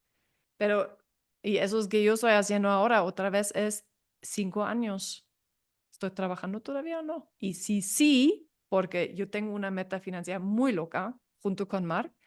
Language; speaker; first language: Spanish; non-native, fluent; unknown